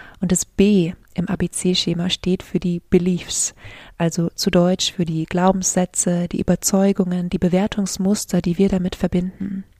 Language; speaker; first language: German; native; German